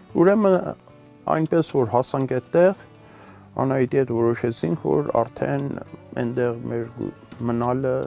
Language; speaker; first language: Armenian; early bilingual, heritage; Armenian